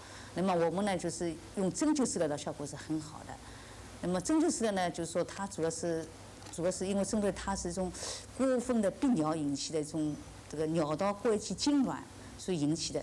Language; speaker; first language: Chinese; native; Chinese